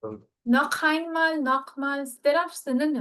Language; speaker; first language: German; non-native, fluent; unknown